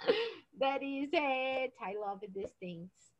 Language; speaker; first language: English; non-native, learner; Portuguese